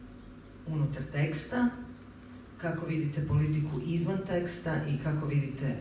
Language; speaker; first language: Croatian; native; Croatian